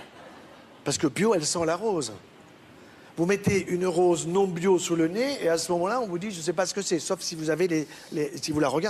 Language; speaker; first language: French; native; French